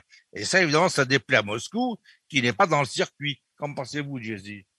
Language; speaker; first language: French; native; French